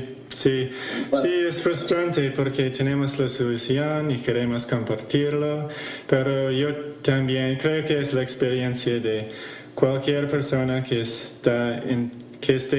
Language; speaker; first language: Spanish; non-native, fluent; English